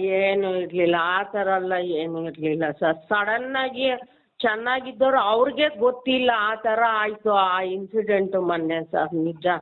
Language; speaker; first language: Kannada; native; Kannada